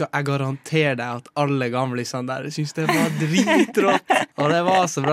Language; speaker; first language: Norwegian; native; Norwegian